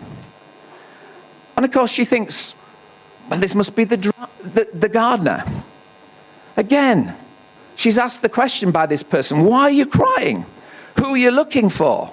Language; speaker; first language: English; native; English